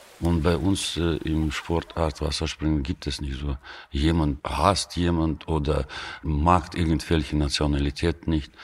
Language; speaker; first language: German; non-native, fluent; Russian